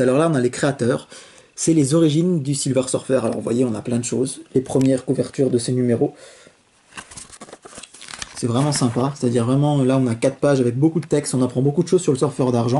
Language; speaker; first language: French; native; French